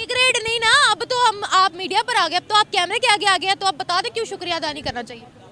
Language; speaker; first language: Hindi; native; Hindi